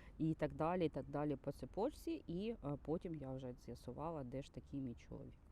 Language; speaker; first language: Ukrainian; native; Ukrainian